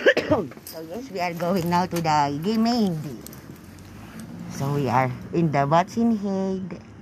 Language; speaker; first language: English; non-native, local second language; Filipino